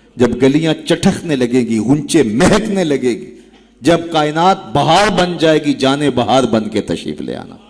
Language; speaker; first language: Urdu; non-native, local second language; Punjabi